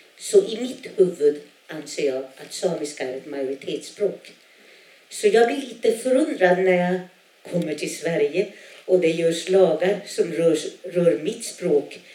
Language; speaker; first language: Swedish; non-native, local second language; Northern Sami